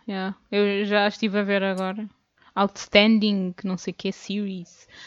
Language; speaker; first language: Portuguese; native; Portuguese